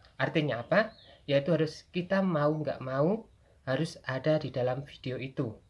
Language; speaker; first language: Indonesian; non-native, local second language; Javanese